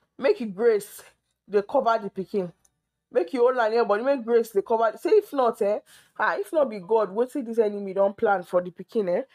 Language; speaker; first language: Nigerian Pidgin; native; Nigerian Pidgin